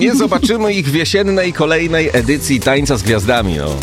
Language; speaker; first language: Polish; native; Polish